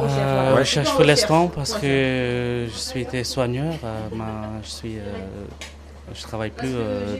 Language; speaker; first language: French; non-native, learner; English